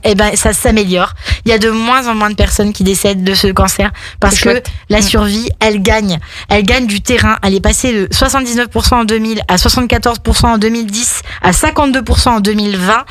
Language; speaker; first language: French; native; French